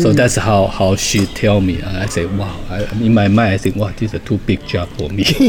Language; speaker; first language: English; non-native, fluent; Chinese